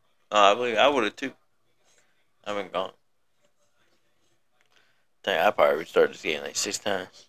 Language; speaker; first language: English; native; English